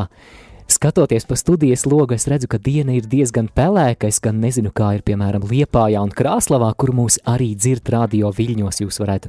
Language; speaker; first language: Latvian; native; Latvian